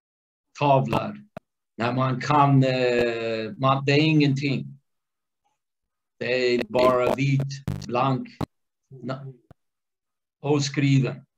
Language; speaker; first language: Swedish; non-native, fluent; English